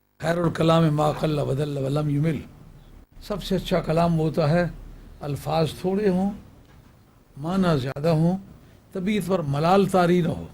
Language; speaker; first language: Urdu; non-native, local second language; Punjabi